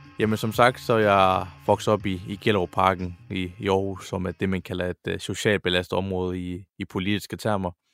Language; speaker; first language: Danish; early bilingual, other home language; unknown